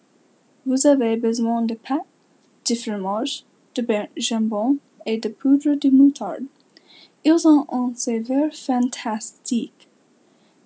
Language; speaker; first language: French; non-native, learner; English